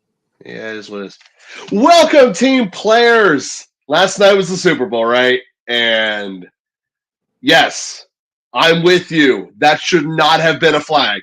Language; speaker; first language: English; native; English